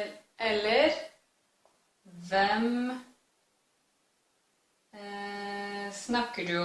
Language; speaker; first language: Norwegian; non-native, learner; English